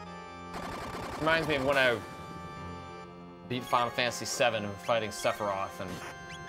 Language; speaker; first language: English; native; English